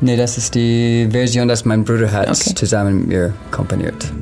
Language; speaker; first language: German; non-native, learner; English